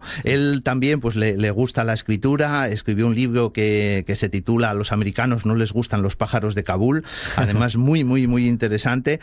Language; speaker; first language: Spanish; native; Spanish